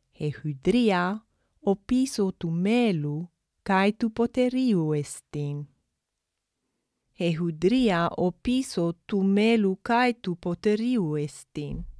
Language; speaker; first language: Greek; non-native, fluent; English